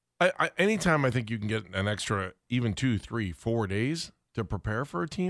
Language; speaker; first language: English; native; English